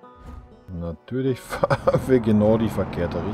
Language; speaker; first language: German; native; German